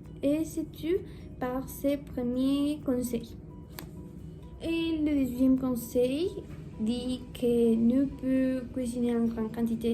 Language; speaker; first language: French; non-native, learner; Spanish